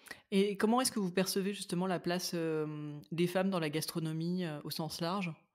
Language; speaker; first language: French; native; French